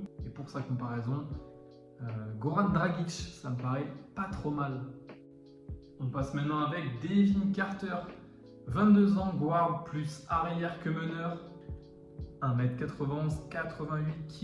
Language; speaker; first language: French; native; French